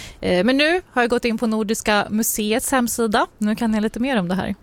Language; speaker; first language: Swedish; native; Swedish